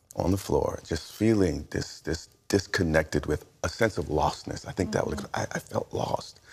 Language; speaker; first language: English; native; English